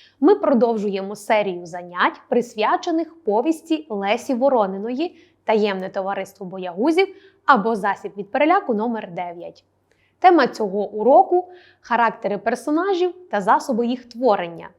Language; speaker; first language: Ukrainian; native; Ukrainian